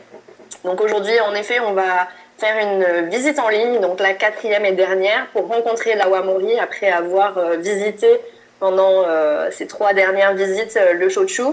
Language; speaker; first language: French; native; French